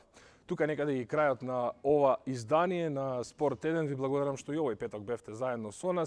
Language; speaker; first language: Macedonian; native; Macedonian